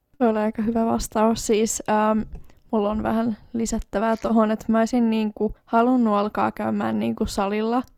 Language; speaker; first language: Finnish; non-native, local second language; Swedish